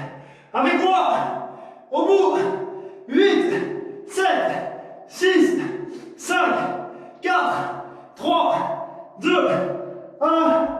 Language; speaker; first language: French; native; French